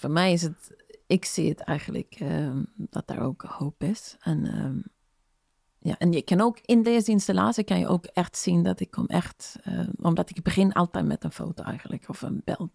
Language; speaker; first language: Dutch; non-native, fluent; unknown